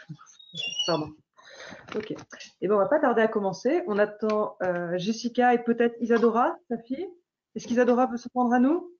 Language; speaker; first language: French; native; French